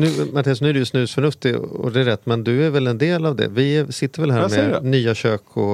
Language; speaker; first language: Swedish; native; Swedish